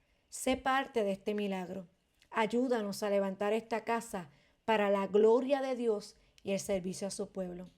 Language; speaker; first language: Spanish; native; Spanish